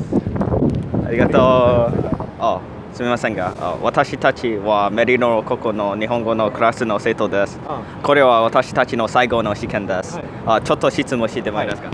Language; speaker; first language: Japanese; non-native, learner; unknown